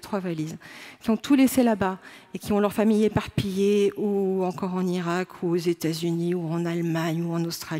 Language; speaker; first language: French; native; French